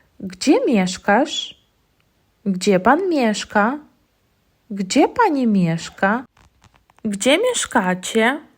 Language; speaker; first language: Polish; non-native, fluent; Ukrainian